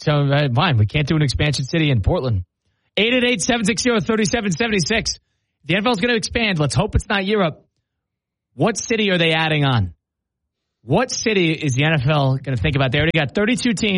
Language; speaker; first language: English; native; English